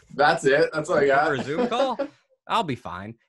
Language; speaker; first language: English; native; English